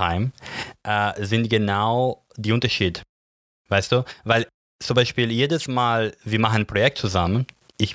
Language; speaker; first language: German; non-native, learner; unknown